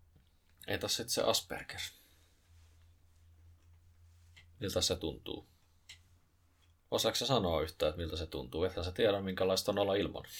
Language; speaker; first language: Finnish; native; Finnish